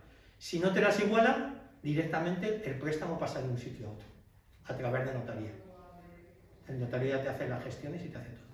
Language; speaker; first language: Spanish; native; Spanish